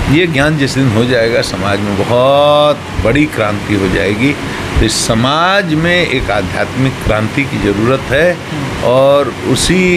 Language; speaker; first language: Hindi; native; Hindi